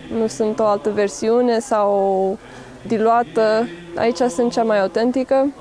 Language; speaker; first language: Romanian; early bilingual, heritage; Romanian